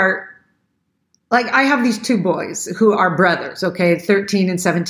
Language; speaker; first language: English; native; English